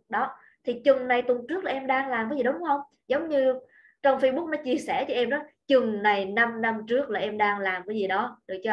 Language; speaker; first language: Vietnamese; native; Vietnamese